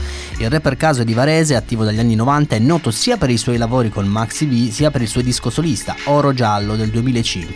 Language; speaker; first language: Italian; native; Italian